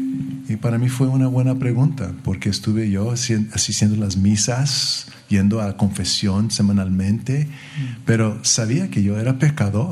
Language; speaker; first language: Spanish; early bilingual, heritage; English